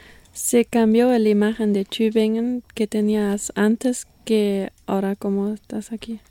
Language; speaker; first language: Spanish; non-native, fluent; German